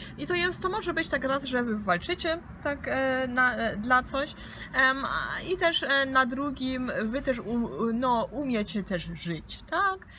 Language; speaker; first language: Polish; early bilingual, heritage; Polish